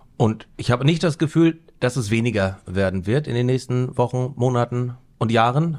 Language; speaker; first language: German; native; German